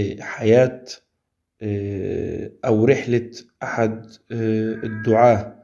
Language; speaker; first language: Arabic; native; Arabic